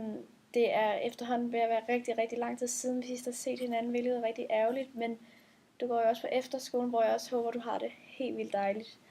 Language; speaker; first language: Danish; native; Danish